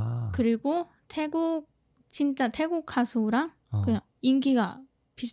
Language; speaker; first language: Korean; non-native, fluent; Thai